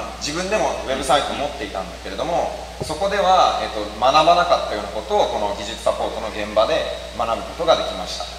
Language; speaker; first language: Japanese; native; Japanese